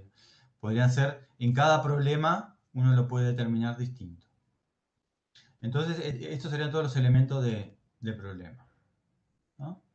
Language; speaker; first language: Spanish; native; Spanish